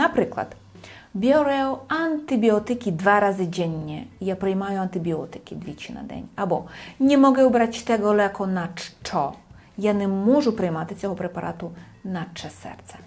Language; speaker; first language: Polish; non-native, fluent; Ukrainian